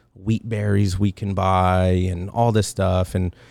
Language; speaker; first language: English; native; English